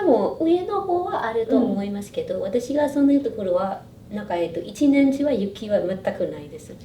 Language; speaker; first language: Japanese; non-native, fluent; Burmese